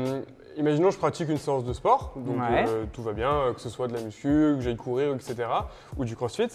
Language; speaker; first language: French; native; French